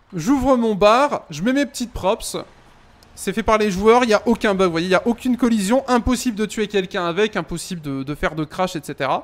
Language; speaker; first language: French; native; French